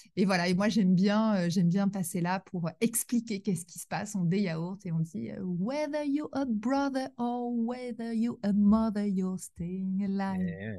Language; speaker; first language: French; native; French